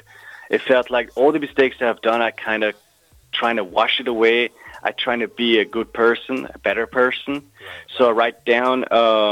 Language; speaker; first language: English; non-native, fluent; German